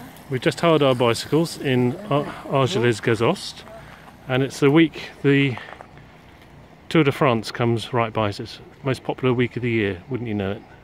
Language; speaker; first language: English; native; English